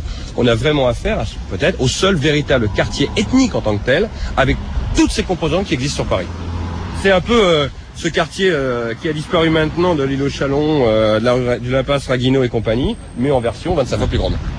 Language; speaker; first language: French; native; French